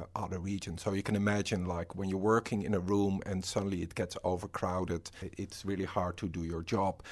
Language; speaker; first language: English; non-native, fluent; Dutch